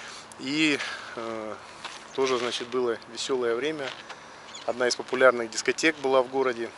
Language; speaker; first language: Russian; native; Russian